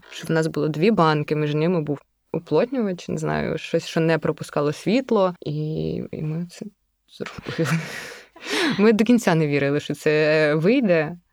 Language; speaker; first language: Ukrainian; native; Ukrainian